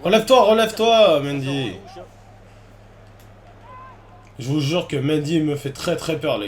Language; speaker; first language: French; native; French